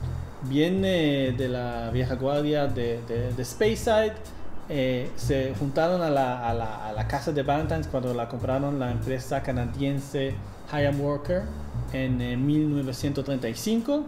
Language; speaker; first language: Spanish; non-native, fluent; English